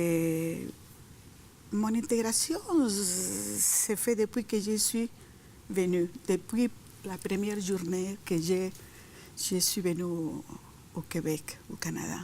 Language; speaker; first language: French; non-native, fluent; Spanish